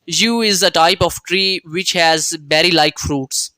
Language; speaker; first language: English; non-native, local second language; Urdu